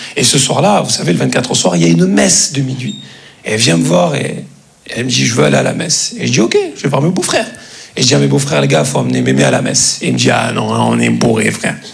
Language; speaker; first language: French; native; French